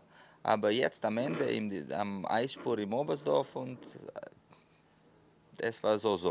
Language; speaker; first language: German; non-native, fluent; Slovenian